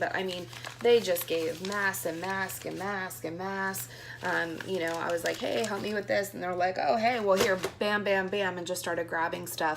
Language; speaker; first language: English; native; English